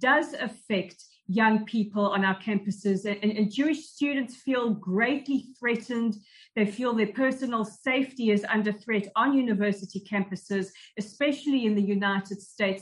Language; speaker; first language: English; native; English